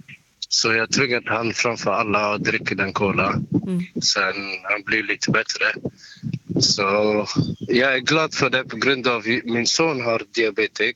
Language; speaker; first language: Swedish; non-native, learner; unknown